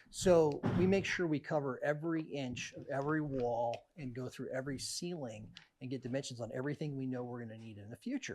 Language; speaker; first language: English; native; English